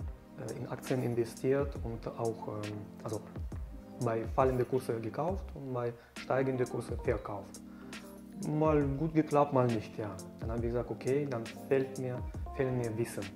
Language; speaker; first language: German; non-native, learner; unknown